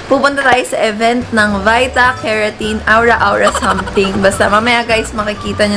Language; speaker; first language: Filipino; native; Filipino